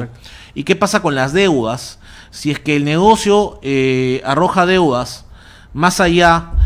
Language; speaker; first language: Spanish; native; Spanish